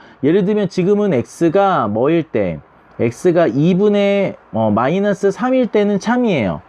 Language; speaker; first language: Korean; native; Korean